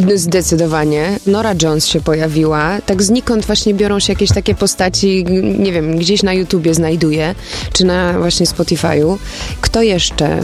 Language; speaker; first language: Polish; early bilingual, heritage; Polish